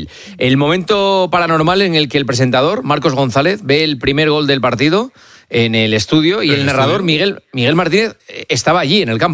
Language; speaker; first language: Spanish; native; Spanish